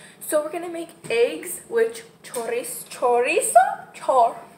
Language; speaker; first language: English; early bilingual, other home language; Spanish